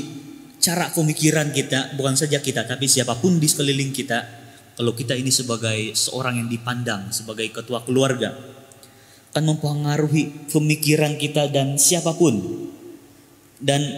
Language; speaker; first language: Malay; native; Malay